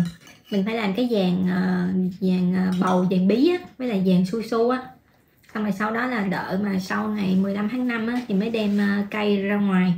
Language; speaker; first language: Vietnamese; native; Vietnamese